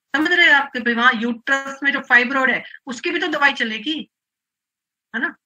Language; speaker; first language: Hindi; non-native, local second language; Gujarati